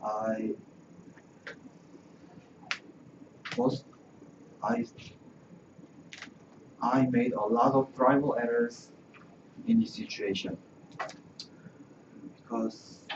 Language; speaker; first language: English; non-native, learner; Korean